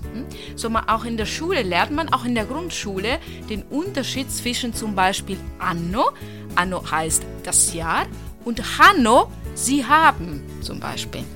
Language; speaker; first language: German; non-native, fluent; Italian